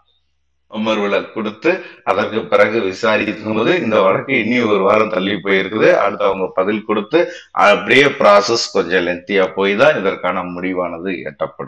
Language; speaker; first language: Tamil; native; Tamil